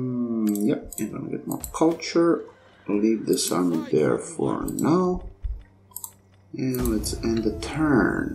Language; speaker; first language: English; non-native, fluent; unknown